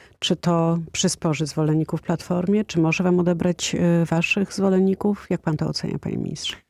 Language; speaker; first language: Polish; native; Polish